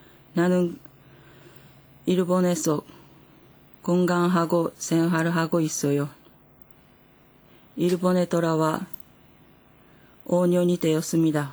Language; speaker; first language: Korean; non-native, fluent; Japanese